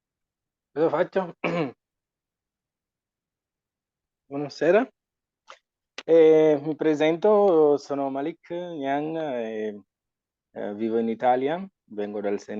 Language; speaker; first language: Italian; non-native, fluent; Wolof